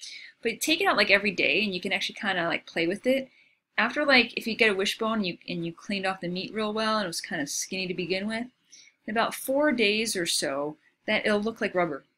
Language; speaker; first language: English; native; English